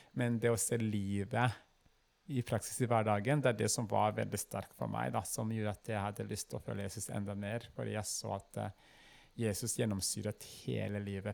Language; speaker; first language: Norwegian; non-native, fluent; Kinyarwanda